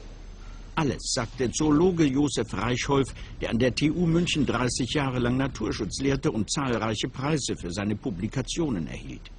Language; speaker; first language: German; native; German